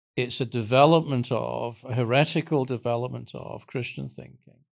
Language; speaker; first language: English; native; English